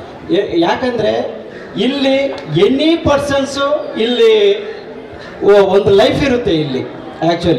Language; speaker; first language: Kannada; non-native, local second language; Telugu